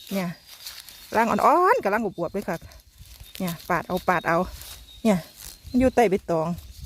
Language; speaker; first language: Thai; native; Thai